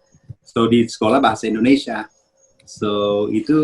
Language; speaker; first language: Indonesian; early bilingual, heritage; Indonesian